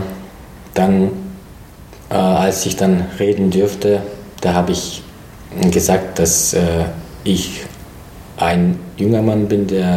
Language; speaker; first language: German; non-native, fluent; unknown